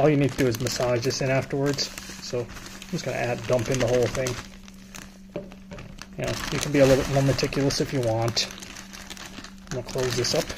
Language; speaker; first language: English; native; English